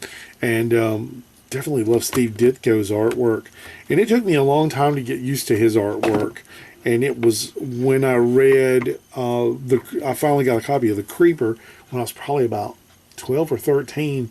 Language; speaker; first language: English; native; English